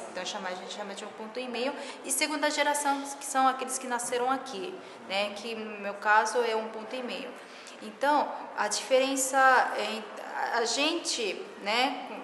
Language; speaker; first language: Portuguese; non-native, fluent; Korean